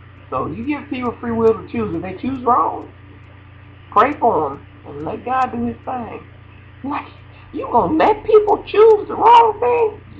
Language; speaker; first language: English; native; English